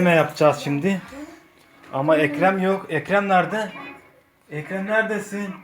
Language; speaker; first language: Turkish; native; Turkish